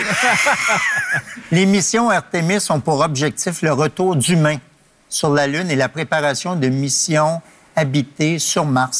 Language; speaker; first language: French; native; French